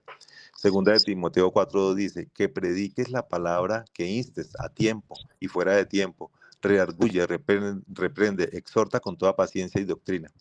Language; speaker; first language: Spanish; native; Spanish